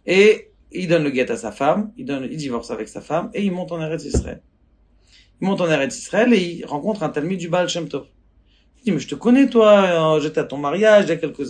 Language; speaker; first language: French; native; French